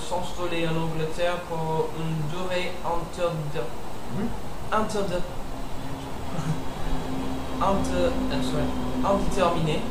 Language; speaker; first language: French; non-native, learner; English